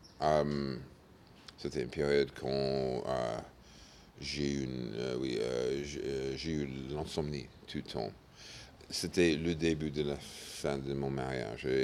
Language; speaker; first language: French; non-native, fluent; English